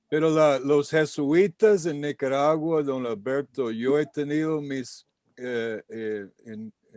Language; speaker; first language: Spanish; non-native, fluent; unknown